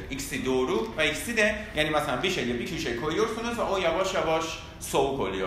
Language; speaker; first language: Turkish; non-native, fluent; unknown